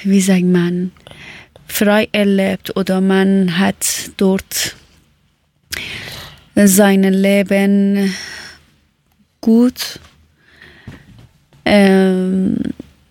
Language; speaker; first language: German; non-native, fluent; Persian